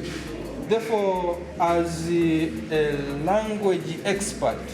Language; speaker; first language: English; non-native, local second language; Swahili